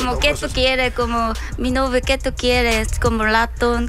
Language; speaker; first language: Spanish; non-native, learner; Korean